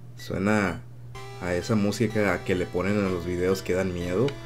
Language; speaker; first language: Spanish; native; Spanish